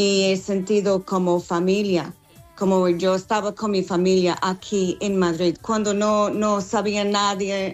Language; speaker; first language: Spanish; non-native, fluent; English